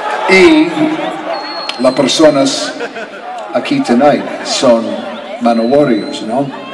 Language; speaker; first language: Spanish; non-native, learner; English